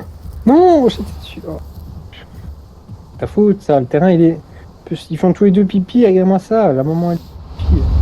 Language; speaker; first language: French; native; French